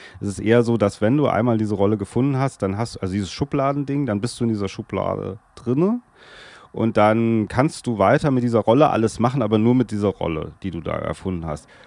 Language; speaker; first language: German; native; German